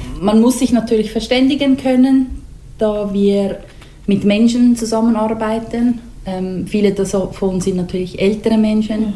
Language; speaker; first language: German; native; German